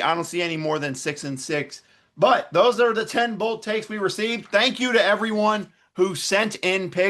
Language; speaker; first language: English; native; English